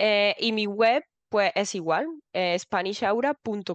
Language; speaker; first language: Spanish; native; Spanish